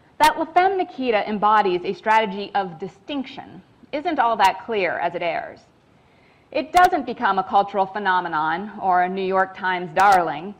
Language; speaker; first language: English; native; English